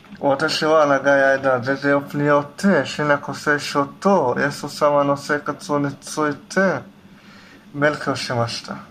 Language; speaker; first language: Japanese; non-native, learner; Hebrew